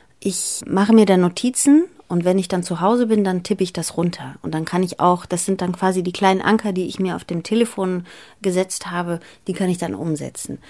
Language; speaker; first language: German; early bilingual, other home language; Greek